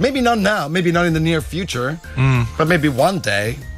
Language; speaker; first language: English; non-native, fluent; Italian